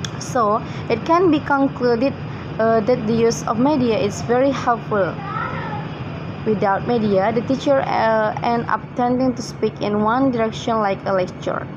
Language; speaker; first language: English; non-native, fluent; Indonesian